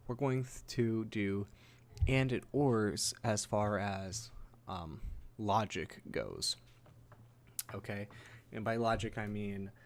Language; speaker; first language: English; native; English